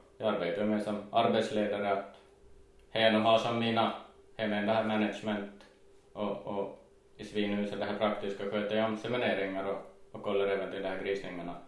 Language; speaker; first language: Swedish; native; Swedish